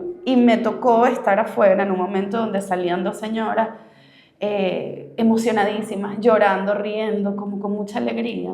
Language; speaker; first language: Spanish; native; Spanish